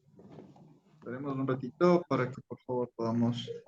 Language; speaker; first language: Spanish; native; Spanish